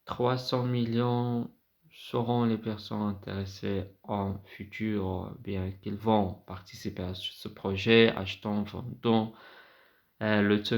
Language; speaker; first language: French; non-native, fluent; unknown